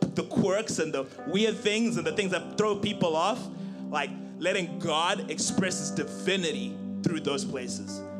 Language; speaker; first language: English; non-native, local second language; Shona